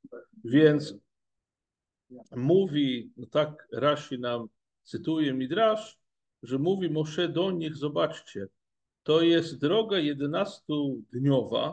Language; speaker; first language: Polish; non-native, fluent; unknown